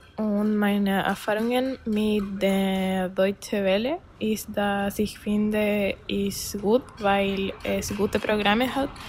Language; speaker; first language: German; non-native, learner; Spanish